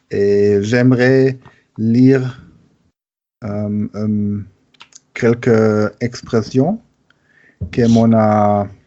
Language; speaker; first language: French; non-native, learner; German